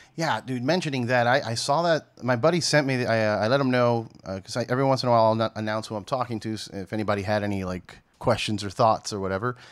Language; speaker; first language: English; native; English